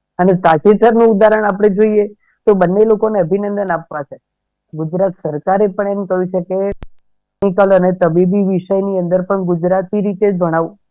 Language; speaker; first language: Gujarati; native; Gujarati